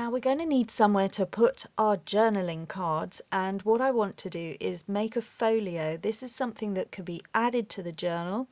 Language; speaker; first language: English; native; English